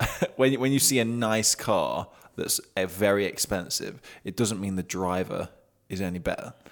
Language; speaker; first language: English; native; English